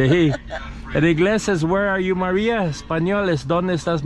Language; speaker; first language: Spanish; non-native, fluent; English